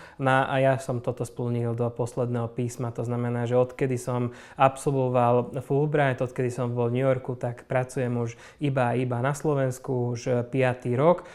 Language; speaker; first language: Slovak; non-native, local second language; Hungarian